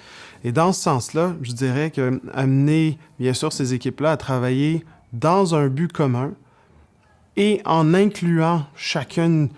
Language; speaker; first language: French; native; French